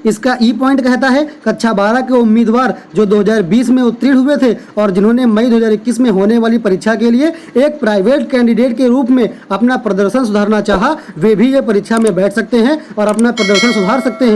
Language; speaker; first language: Hindi; native; Hindi